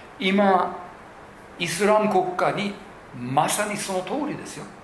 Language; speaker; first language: Japanese; non-native, local second language; English